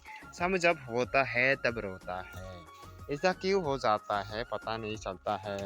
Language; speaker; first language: Hindi; non-native, local second language; Chakma